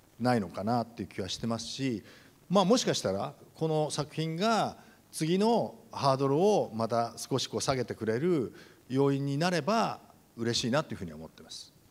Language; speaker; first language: Japanese; native; Japanese